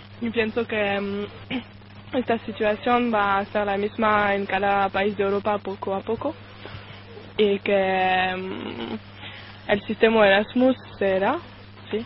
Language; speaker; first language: Spanish; non-native, learner; French